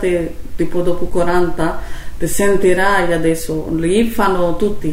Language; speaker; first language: Italian; non-native, learner; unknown